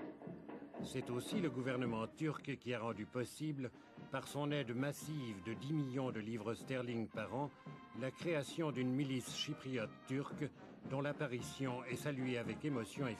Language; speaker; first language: French; native; French